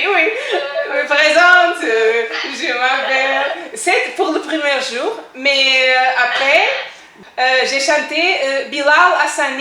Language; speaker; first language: French; non-native, learner; Portuguese